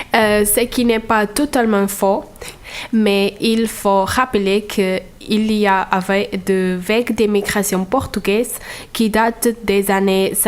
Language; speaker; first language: French; non-native, fluent; Portuguese